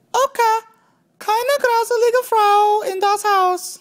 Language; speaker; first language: German; non-native, learner; English